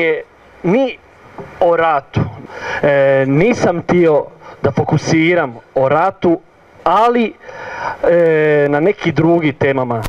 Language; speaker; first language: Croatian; non-native, learner; Italian